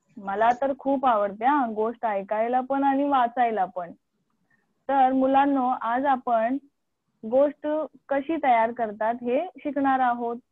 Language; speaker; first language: Marathi; non-native, local second language; Urdu